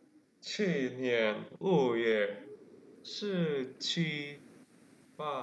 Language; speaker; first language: Chinese; non-native, learner; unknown